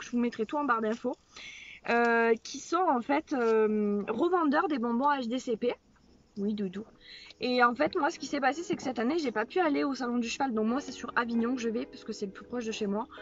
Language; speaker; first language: French; native; French